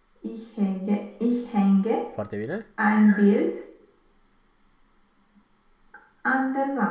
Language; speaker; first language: German; non-native, learner; Romanian